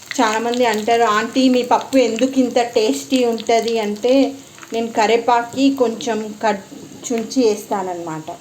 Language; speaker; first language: Telugu; native; Telugu